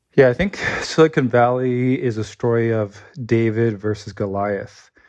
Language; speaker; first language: English; early bilingual, other home language; Chinese